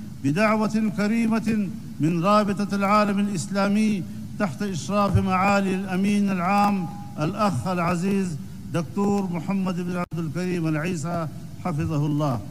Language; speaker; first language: Arabic; non-native, fluent; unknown